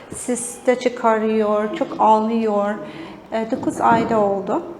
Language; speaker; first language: Turkish; non-native, learner; Arabic